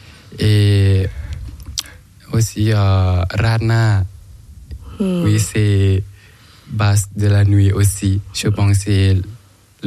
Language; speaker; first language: French; non-native, learner; Thai